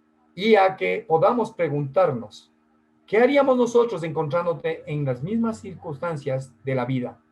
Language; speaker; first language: Spanish; native; Spanish